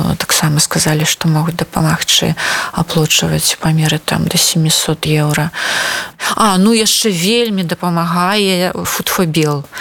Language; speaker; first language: Belarusian; non-native, local second language; Russian